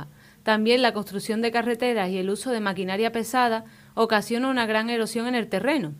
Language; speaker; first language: Spanish; native; Spanish